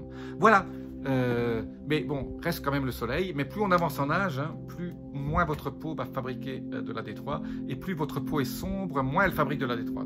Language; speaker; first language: French; native; French